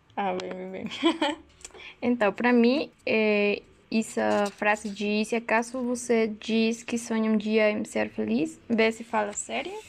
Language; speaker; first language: Portuguese; non-native, learner; Spanish